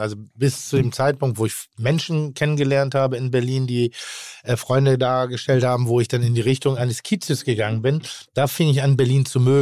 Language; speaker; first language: German; native; German